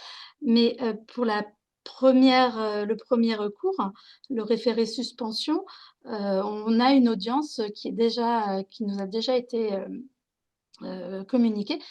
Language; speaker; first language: French; native; French